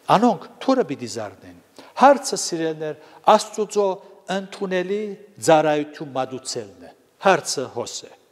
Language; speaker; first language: Armenian; native; Armenian